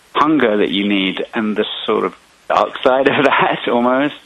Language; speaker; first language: English; native; English